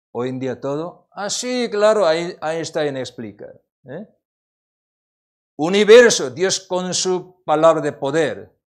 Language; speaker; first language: Spanish; non-native, learner; Korean